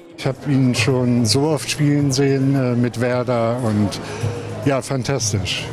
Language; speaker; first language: German; native; German